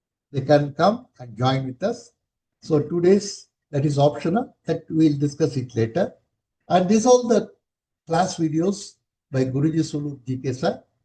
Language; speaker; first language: English; non-native, local second language; Tamil